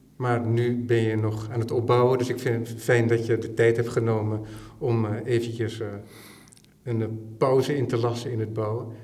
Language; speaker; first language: Dutch; native; Dutch